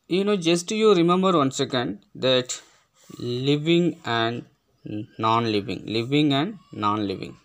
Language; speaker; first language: English; non-native, local second language; Tamil